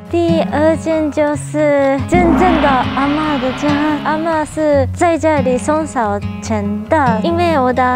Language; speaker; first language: Chinese; non-native, fluent; Japanese